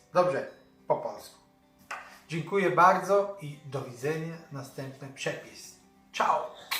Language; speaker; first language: Polish; non-native, learner; Italian